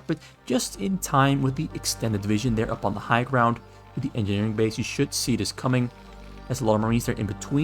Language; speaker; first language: English; native; English